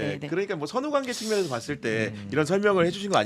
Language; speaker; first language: Korean; native; Korean